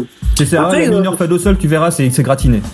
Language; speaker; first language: French; native; French